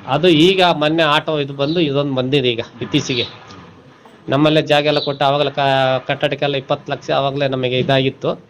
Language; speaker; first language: Kannada; non-native, local second language; Telugu